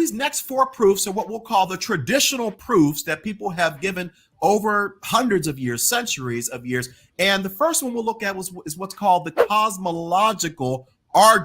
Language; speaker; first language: English; native; English